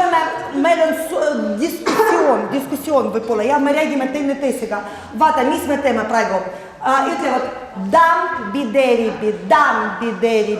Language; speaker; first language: Estonian; non-native, learner; Russian